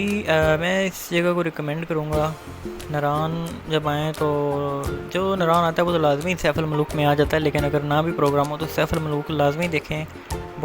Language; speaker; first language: Urdu; native; Urdu